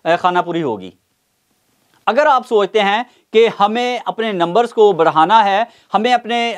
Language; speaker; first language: Urdu; non-native, local second language; Punjabi